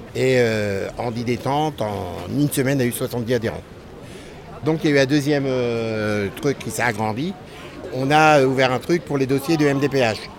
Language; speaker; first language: French; native; French